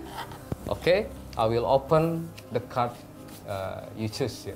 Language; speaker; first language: English; non-native, learner; Indonesian